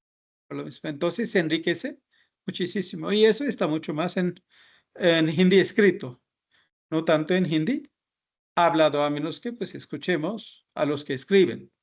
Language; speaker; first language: Spanish; non-native, fluent; Hindi